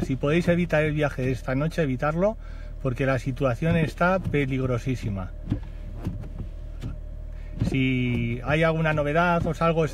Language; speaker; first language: Spanish; native; Spanish